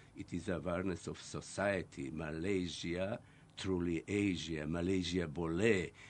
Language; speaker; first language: English; non-native, fluent; Croatian